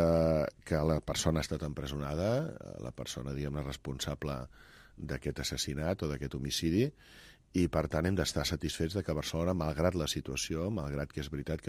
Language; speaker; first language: Catalan; native; Catalan